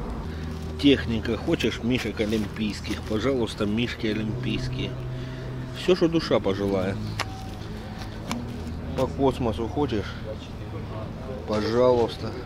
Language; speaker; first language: Russian; native; Russian